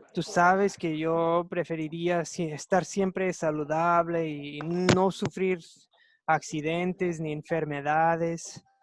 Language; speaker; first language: Spanish; non-native, fluent; English